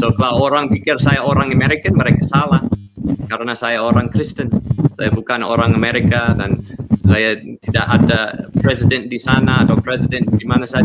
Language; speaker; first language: Indonesian; non-native, learner; English